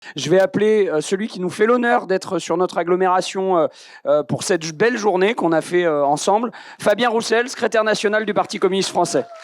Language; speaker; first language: French; native; French